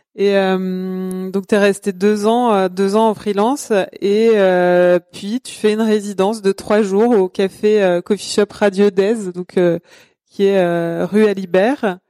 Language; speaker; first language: French; native; French